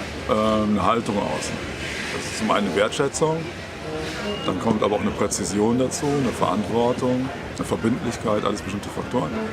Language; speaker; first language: German; native; German